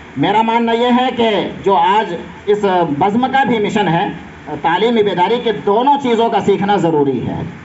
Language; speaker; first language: Urdu; native; Urdu